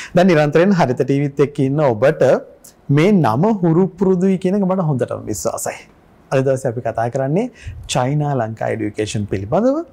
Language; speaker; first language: Sinhala; native; Sinhala